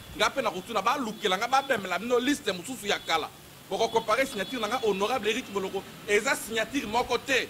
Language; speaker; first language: Lingala; native; Lingala